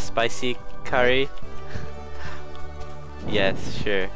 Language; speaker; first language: English; non-native, learner; Korean